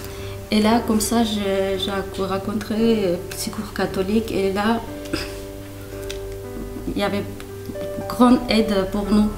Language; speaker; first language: French; non-native, learner; Kurdish